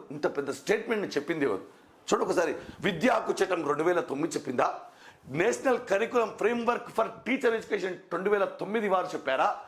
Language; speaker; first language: Telugu; non-native, local second language; Kannada